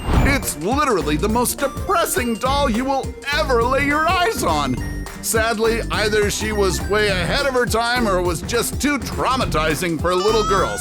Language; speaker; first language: English; native; English